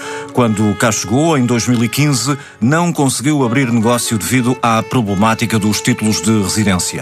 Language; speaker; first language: Portuguese; native; Portuguese